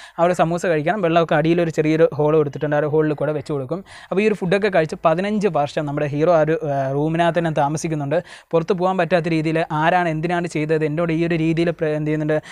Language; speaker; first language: Malayalam; native; Malayalam